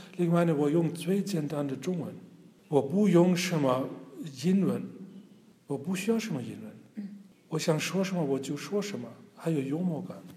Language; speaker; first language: Chinese; non-native, fluent; German